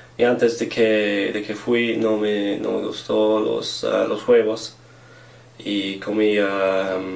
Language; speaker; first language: Spanish; non-native, learner; English